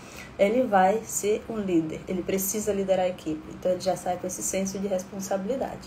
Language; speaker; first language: Portuguese; native; Portuguese